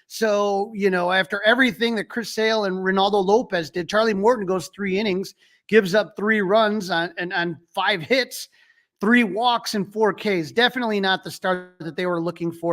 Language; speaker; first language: English; native; English